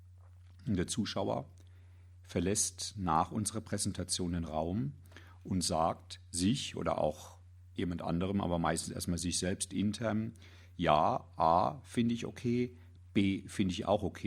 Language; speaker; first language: German; native; German